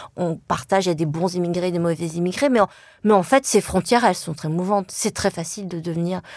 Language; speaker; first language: French; early bilingual, other home language; Vietnamese